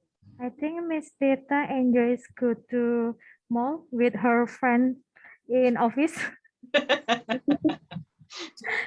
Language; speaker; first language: English; non-native, learner; Indonesian